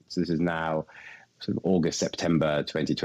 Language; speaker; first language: English; native; English